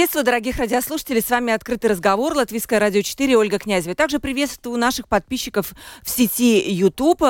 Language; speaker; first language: Russian; native; Russian